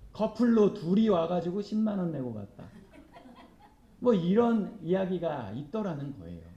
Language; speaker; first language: Korean; native; Korean